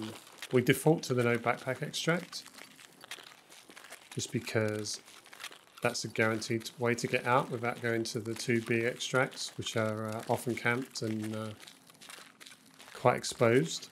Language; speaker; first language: English; native; English